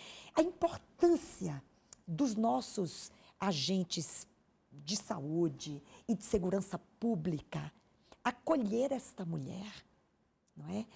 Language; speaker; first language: Portuguese; native; Portuguese